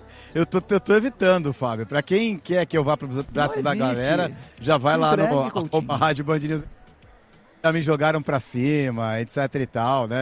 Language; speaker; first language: Portuguese; native; Portuguese